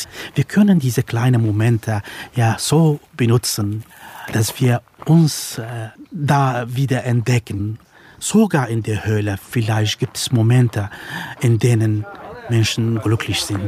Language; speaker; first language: German; non-native, fluent; Kurdish